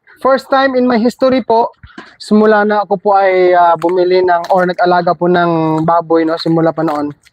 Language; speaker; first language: Filipino; non-native, local second language; Cebuano